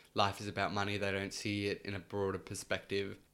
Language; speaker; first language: English; early bilingual, other home language; Spanish